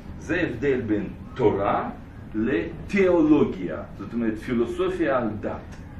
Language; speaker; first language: Hebrew; non-native, fluent; Russian